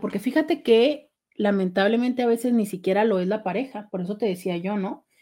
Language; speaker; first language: Spanish; native; Spanish